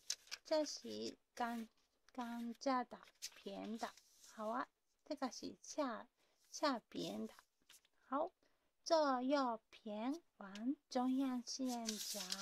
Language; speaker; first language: Chinese; non-native, learner; Japanese